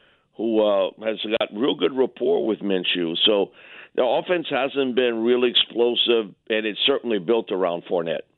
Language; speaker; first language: English; native; English